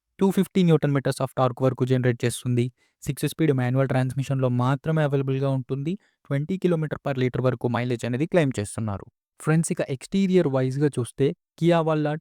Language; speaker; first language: Telugu; native; Telugu